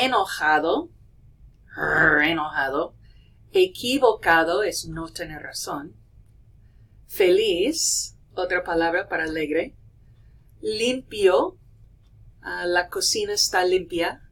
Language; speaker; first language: Spanish; non-native, fluent; English